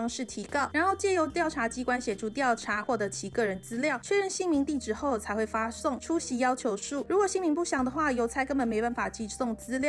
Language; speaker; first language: Chinese; native; Chinese